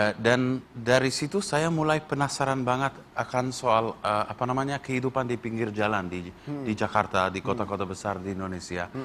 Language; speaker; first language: Indonesian; non-native, fluent; English